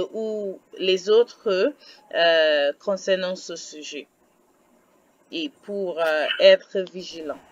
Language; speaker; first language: French; non-native, fluent; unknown